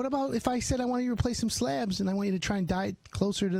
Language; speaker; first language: English; native; English